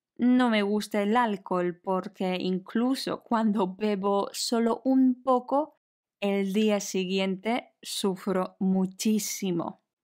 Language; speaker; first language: Spanish; non-native, fluent; Polish